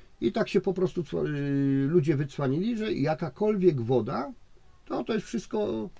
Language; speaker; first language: Polish; native; Polish